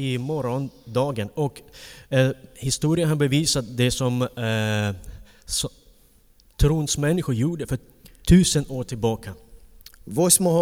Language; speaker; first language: Swedish; non-native, fluent; Ukrainian